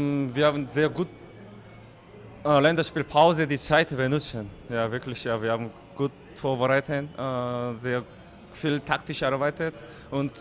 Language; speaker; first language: German; non-native, learner; Korean